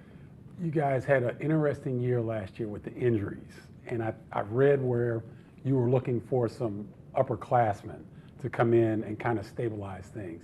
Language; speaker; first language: English; native; English